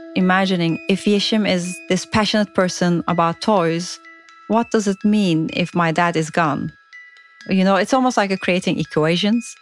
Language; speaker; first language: English; non-native, fluent; Turkish